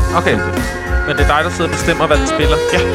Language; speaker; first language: Danish; native; Danish